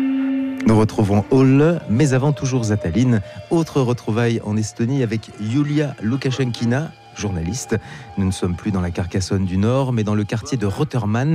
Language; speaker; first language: French; native; French